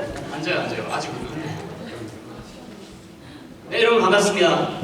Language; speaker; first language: Korean; native; Korean